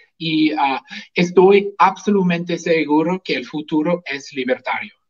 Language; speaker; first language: Spanish; non-native, fluent; English